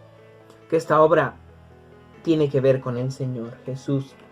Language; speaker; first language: Spanish; native; Spanish